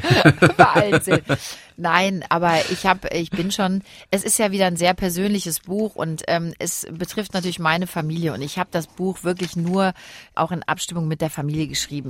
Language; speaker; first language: German; native; German